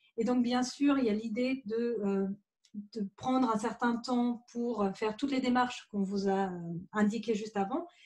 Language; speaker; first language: French; native; French